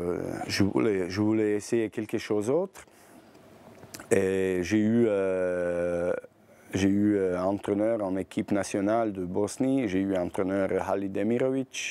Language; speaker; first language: French; non-native, learner; Bosnian